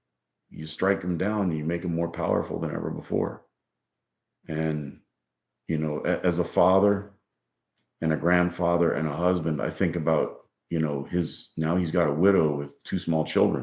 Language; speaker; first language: English; native; English